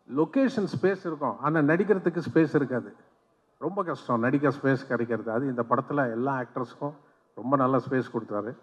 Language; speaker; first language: Tamil; non-native, local second language; Telugu